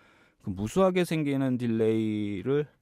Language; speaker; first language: Korean; native; Korean